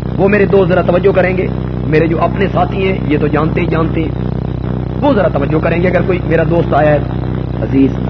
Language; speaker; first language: Urdu; non-native, local second language; Punjabi